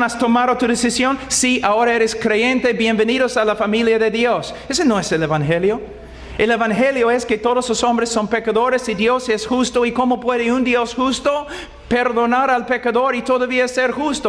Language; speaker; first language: Spanish; non-native, fluent; English